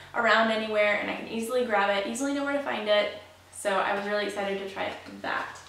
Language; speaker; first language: English; native; English